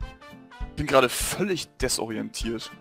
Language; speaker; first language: German; native; German